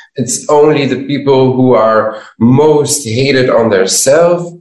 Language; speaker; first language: English; non-native, fluent; Dutch